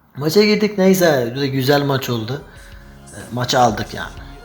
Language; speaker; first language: Turkish; non-native, fluent; Persian